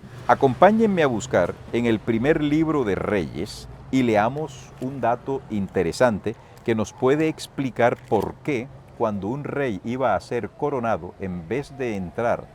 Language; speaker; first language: Spanish; native; Spanish